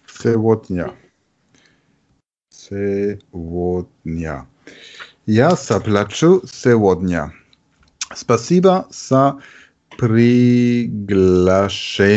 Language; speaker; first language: Russian; non-native, learner; German